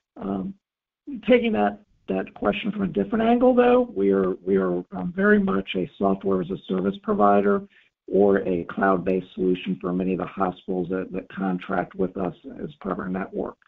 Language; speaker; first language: English; native; English